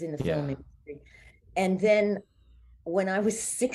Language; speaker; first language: English; native; English